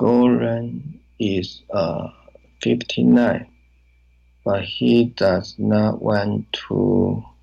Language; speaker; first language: English; non-native, learner; Chinese